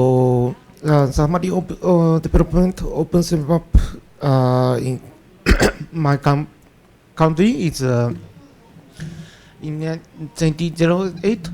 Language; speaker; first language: English; non-native, learner; Japanese